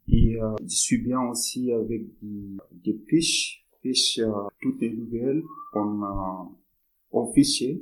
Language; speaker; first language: French; non-native, learner; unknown